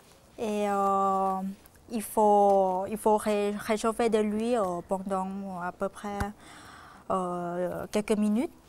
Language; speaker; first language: French; non-native, fluent; Thai